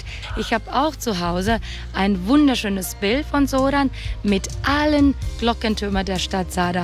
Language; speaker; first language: German; non-native, fluent; Croatian